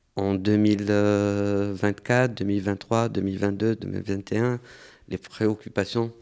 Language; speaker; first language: French; non-native, local second language; Arabic